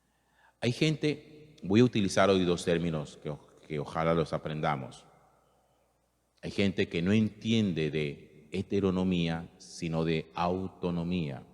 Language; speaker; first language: Spanish; native; Spanish